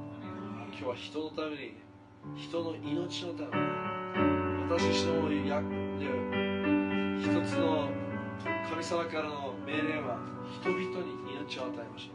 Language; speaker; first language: Japanese; non-native, fluent; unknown